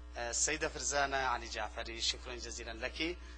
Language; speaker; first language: Arabic; native; Arabic